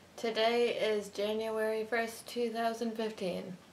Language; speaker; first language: English; native; English